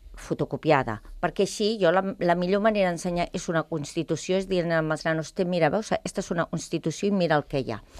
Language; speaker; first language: Catalan; native; Catalan